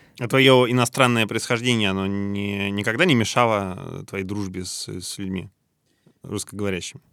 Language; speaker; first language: Russian; native; Russian